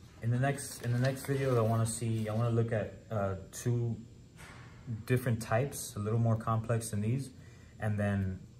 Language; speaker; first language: English; native; English